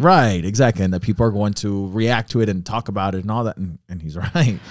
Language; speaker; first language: English; early bilingual, other home language; Spanish